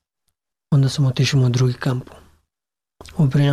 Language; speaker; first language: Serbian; non-native, learner; Pashto